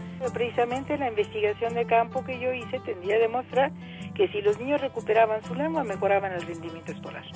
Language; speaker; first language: Spanish; non-native, local second language; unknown